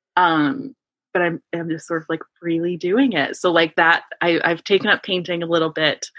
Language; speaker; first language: English; early bilingual, other home language; Yoruba